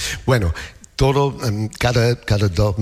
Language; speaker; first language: Spanish; non-native, learner; English